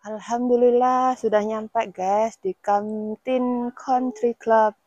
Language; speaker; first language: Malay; non-native, local second language; Javanese